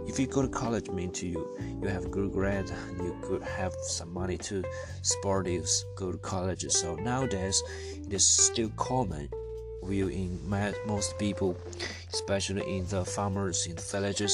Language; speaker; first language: English; non-native, learner; Chinese